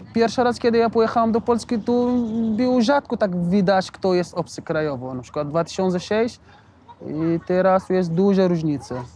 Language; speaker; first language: Polish; non-native, learner; Arabic